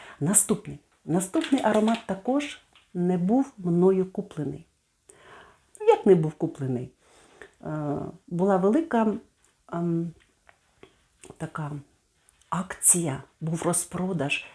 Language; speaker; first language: Ukrainian; native; Ukrainian